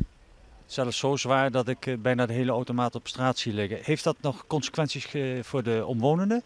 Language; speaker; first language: Dutch; native; Dutch